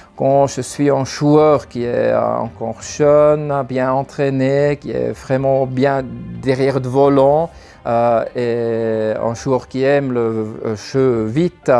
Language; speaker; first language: French; non-native, learner; German